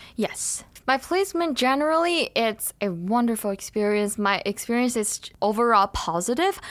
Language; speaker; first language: English; non-native, fluent; Chinese